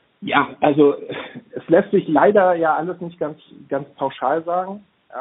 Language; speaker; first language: German; native; German